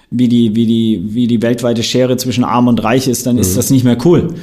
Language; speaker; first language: German; native; German